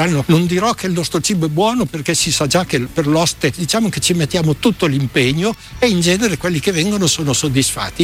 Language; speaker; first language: Italian; native; Italian